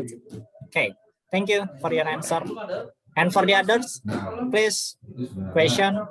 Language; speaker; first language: English; non-native, fluent; Indonesian